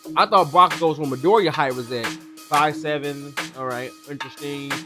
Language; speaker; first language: English; native; English